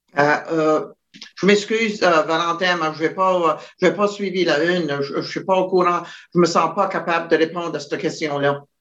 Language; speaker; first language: French; native; French